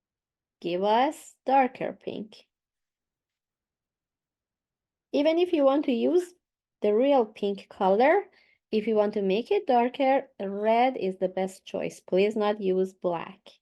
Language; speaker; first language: English; non-native, fluent; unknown